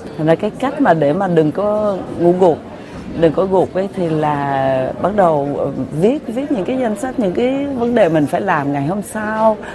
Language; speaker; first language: Vietnamese; native; Vietnamese